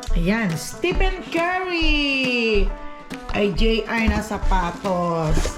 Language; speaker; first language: Filipino; non-native, local second language; Aklanon